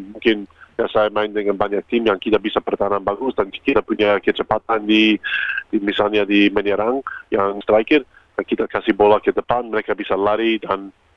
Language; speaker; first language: Indonesian; non-native, fluent; Croatian